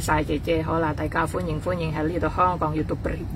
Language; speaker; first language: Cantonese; non-native, fluent; Indonesian